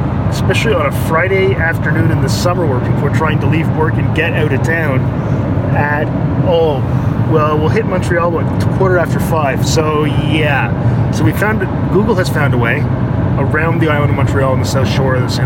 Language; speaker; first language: English; native; English